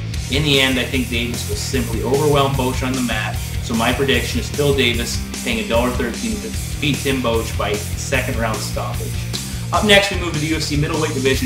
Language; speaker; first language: English; native; English